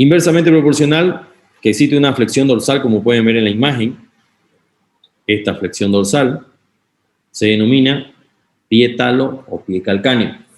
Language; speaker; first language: Spanish; native; Spanish